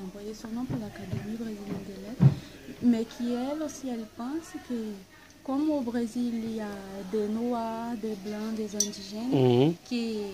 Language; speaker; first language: French; non-native, fluent; Portuguese